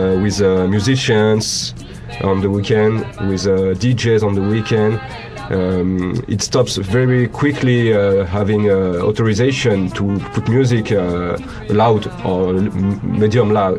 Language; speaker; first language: English; non-native, learner; French